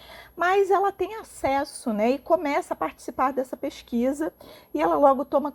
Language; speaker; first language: Portuguese; native; Portuguese